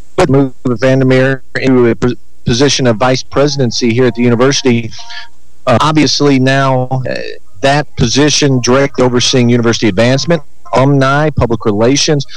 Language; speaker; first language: English; native; English